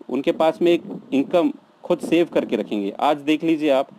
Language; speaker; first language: Hindi; native; Hindi